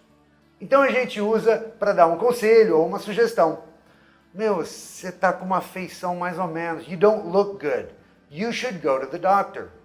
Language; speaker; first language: Portuguese; non-native, fluent; English